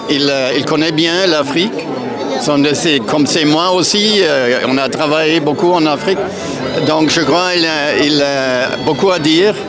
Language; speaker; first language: French; non-native, fluent; German